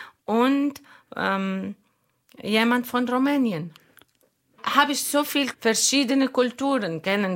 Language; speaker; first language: German; non-native, learner; Arabic